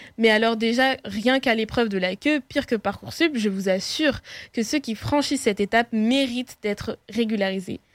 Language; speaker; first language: French; early bilingual, other home language; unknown